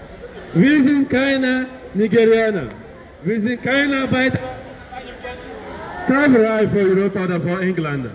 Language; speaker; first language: German; non-native, learner; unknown